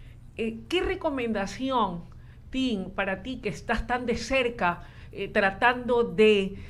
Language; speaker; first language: Spanish; native; Spanish